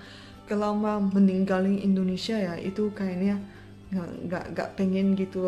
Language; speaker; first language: Indonesian; non-native, fluent; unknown